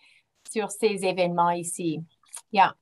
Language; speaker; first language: French; non-native, fluent; English